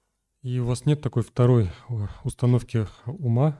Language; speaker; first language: Russian; native; Russian